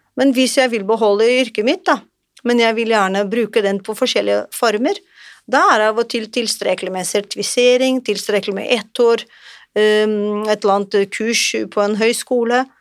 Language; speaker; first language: Norwegian; non-native, fluent; Portuguese